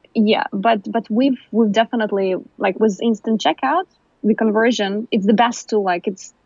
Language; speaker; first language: English; non-native, fluent; Ukrainian